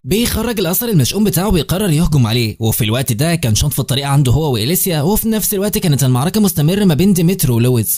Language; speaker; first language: Arabic; native; Arabic